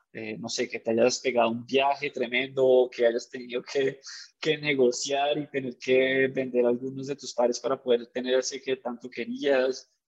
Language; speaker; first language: Spanish; native; Spanish